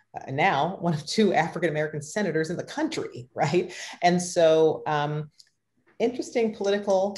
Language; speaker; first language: English; native; English